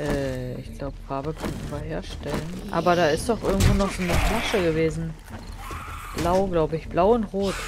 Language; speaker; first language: German; native; German